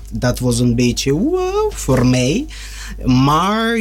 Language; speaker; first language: Dutch; non-native, learner; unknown